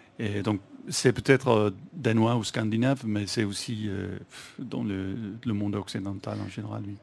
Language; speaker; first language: French; non-native, fluent; Danish